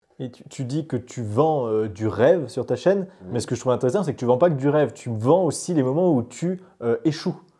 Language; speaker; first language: French; native; French